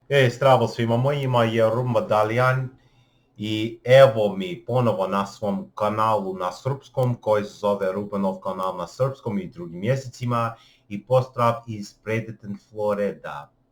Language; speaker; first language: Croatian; non-native, learner; English